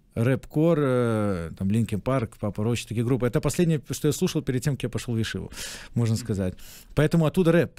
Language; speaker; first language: Russian; native; Russian